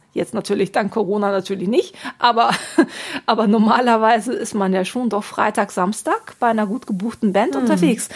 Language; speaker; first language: German; early bilingual, other home language; Turkish